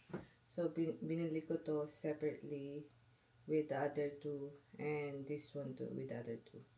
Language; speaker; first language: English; non-native, local second language; Filipino